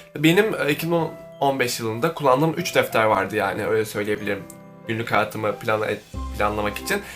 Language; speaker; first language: Turkish; native; Turkish